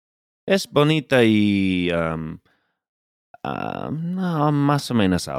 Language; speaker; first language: Spanish; non-native, learner; English